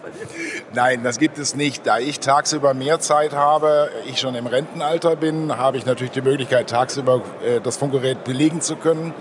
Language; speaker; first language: German; native; German